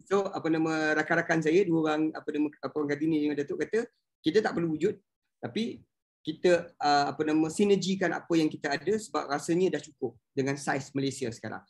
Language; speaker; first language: Malay; native; Malay